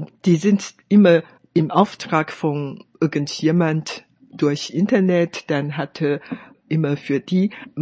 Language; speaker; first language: German; non-native, fluent; Chinese